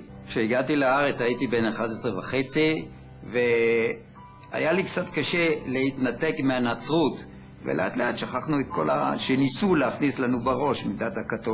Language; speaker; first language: Hebrew; early bilingual, other home language; French